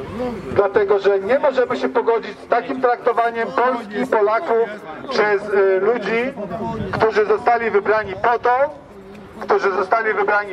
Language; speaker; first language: Polish; native; Polish